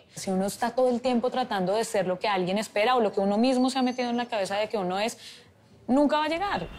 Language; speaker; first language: Spanish; native; Spanish